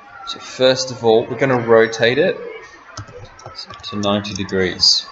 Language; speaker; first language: English; native; English